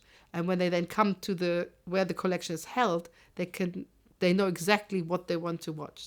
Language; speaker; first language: English; non-native, fluent; German